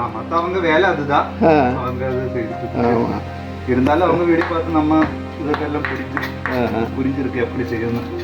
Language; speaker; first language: Tamil; non-native, learner; Malayalam